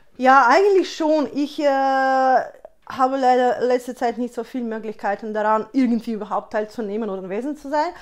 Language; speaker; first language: German; non-native, fluent; Russian